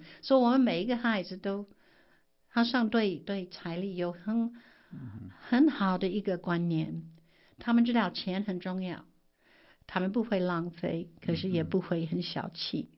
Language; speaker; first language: Chinese; non-native, fluent; English